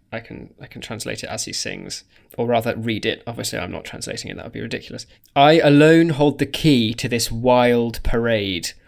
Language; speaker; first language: English; native; English